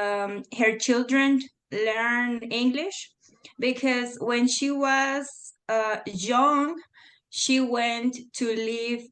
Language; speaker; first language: English; non-native, fluent; Spanish